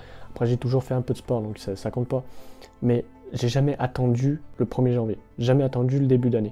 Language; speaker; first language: French; native; French